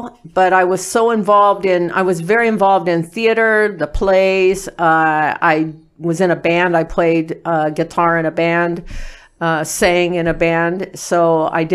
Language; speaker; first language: English; native; English